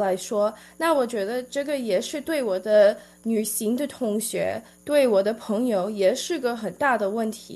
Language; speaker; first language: Chinese; early bilingual, heritage; Chinese